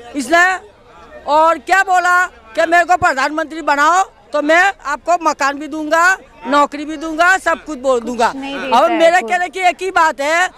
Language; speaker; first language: Hindi; non-native, local second language; Gujarati